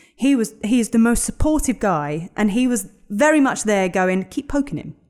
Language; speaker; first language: English; native; English